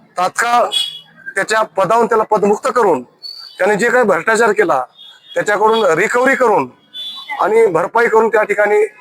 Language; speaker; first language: Marathi; native; Marathi